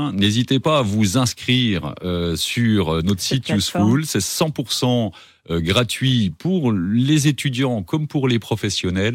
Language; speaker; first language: French; native; French